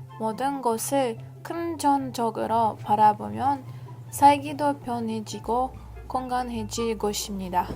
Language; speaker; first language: Korean; non-native, learner; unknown